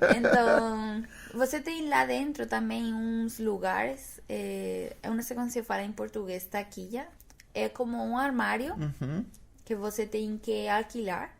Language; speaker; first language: Portuguese; non-native, fluent; Spanish